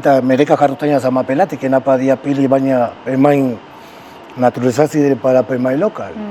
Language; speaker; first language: Indonesian; non-native, fluent; Spanish